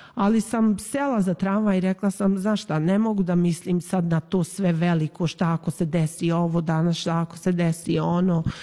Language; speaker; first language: Serbian; early bilingual, heritage; Serbian